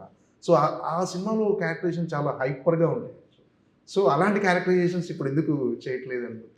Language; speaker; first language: Telugu; native; Telugu